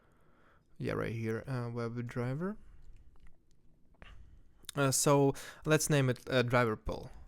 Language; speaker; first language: English; non-native, fluent; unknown